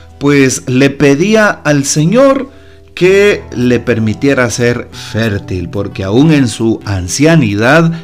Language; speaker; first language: Spanish; native; Spanish